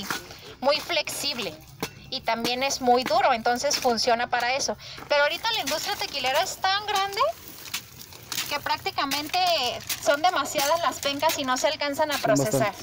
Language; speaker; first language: Spanish; native; Spanish